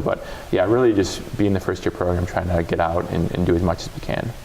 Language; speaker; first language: English; native; English